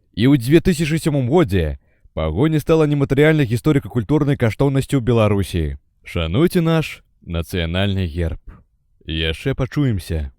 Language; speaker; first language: Belarusian; native; Belarusian